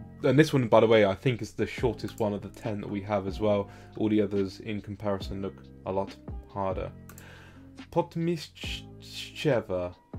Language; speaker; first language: English; native; English